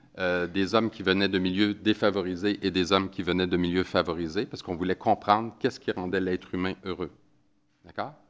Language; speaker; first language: French; native; French